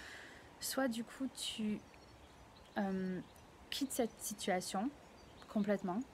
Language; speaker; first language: French; native; French